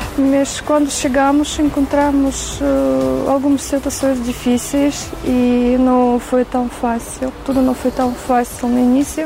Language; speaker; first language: Portuguese; non-native, fluent; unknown